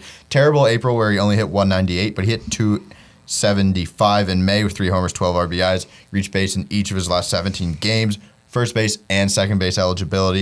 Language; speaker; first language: English; native; English